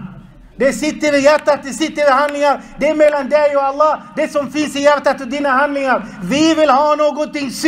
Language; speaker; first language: Swedish; non-native, fluent; Arabic